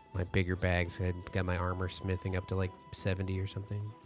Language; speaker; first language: English; native; English